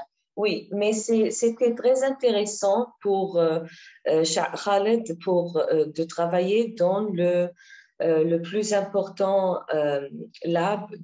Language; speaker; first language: French; non-native, learner; Arabic